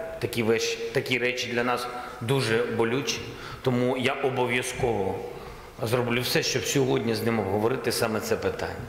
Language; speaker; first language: Ukrainian; non-native, local second language; Russian